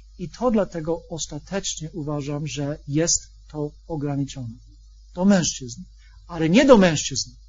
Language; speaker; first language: Polish; non-native, fluent; English